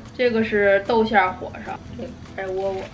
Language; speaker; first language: Chinese; native; Chinese